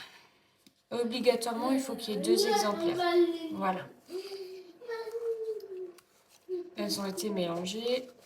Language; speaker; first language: French; native; French